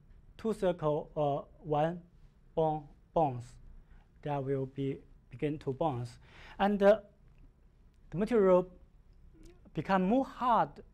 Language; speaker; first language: English; non-native, learner; Chinese